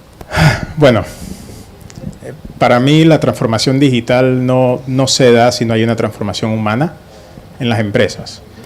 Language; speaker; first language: Spanish; native; Spanish